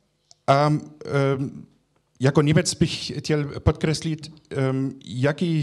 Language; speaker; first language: Czech; non-native, fluent; German